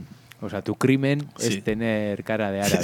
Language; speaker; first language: Spanish; native; Spanish